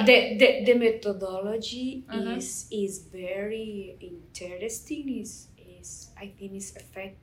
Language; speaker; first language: English; non-native, learner; Spanish